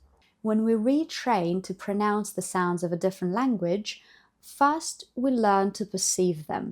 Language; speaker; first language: English; non-native, fluent; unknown